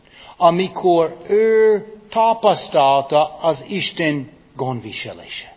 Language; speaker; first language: Hungarian; non-native, fluent; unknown